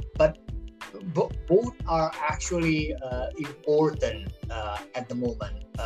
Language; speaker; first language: English; non-native, fluent; Indonesian